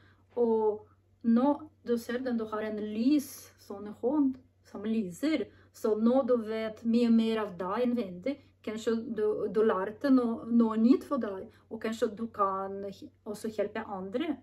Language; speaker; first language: Norwegian; non-native, learner; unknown